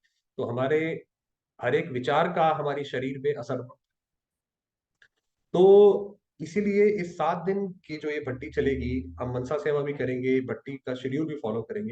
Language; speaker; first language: Hindi; native; Hindi